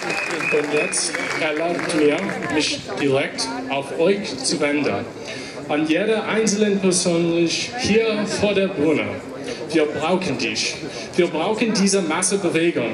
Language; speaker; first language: German; non-native, learner; English